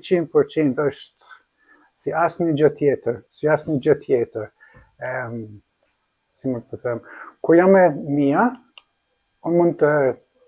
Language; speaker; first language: Albanian; non-native, learner; English